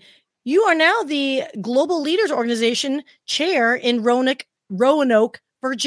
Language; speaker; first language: English; native; English